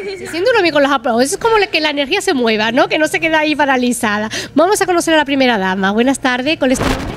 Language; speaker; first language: Spanish; native; Spanish